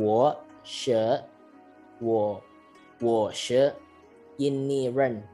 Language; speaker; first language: Chinese; non-native, learner; Indonesian